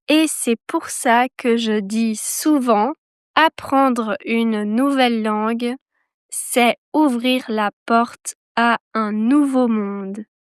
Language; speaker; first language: French; native; French